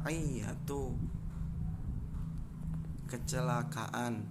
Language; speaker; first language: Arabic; non-native, learner; Indonesian